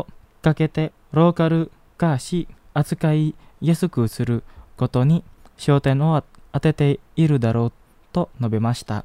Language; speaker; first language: Japanese; non-native, fluent; Indonesian